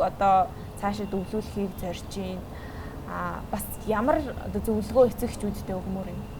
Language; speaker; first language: Mongolian; native; Mongolian